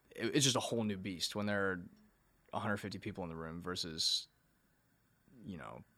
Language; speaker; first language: English; native; English